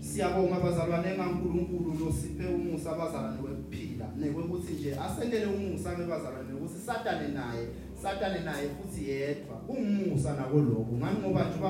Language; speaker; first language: Zulu; non-native, local second language; Swati